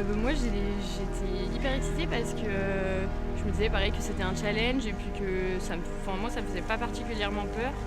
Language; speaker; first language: French; native; French